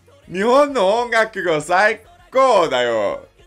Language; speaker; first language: Japanese; non-native, learner; English